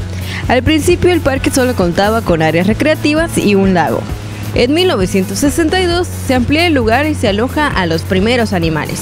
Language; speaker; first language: Spanish; native; Spanish